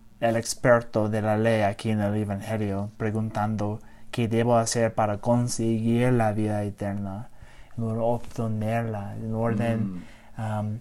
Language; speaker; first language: Spanish; non-native, learner; English